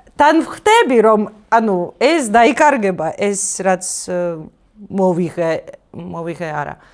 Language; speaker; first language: Georgian; non-native, learner; Russian